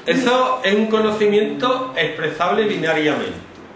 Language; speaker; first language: Spanish; native; Spanish